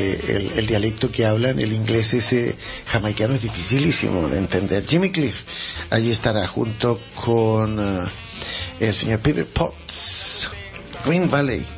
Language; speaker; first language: Spanish; native; Spanish